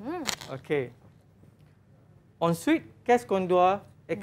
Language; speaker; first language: French; non-native, fluent; Malay